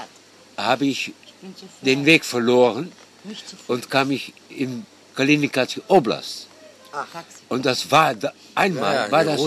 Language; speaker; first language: German; non-native, fluent; Dutch